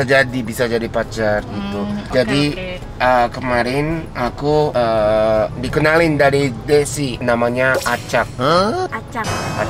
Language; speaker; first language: Indonesian; non-native, fluent; Japanese